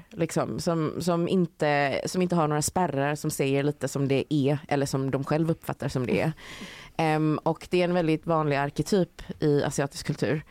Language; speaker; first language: Swedish; native; Swedish